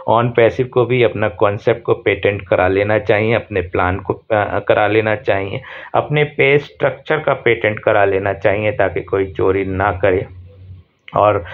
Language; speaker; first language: Hindi; native; Hindi